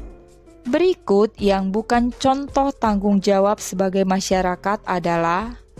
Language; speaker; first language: Indonesian; native; Indonesian